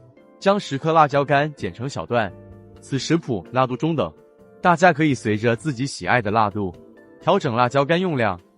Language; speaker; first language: Chinese; native; Chinese